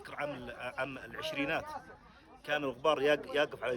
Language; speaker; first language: Arabic; native; Arabic